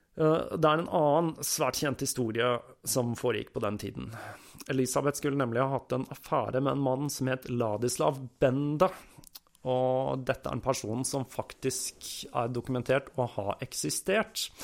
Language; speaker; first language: Norwegian; native; Norwegian